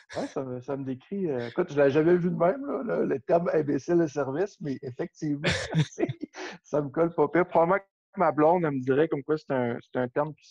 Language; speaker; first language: French; native; French